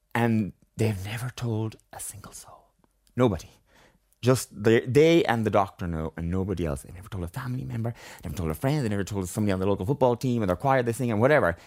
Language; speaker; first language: English; native; English